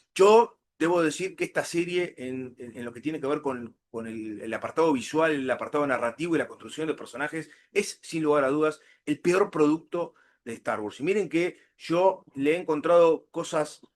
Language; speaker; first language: Spanish; native; Spanish